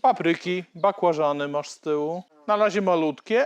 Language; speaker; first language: Polish; native; Polish